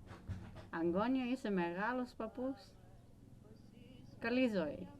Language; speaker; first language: Greek; early bilingual, heritage; English